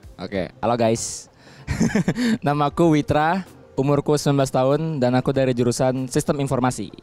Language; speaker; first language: Indonesian; native; Indonesian